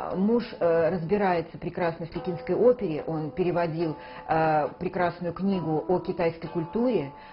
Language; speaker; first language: Russian; native; Russian